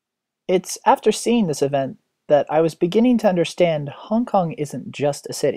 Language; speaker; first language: English; native; English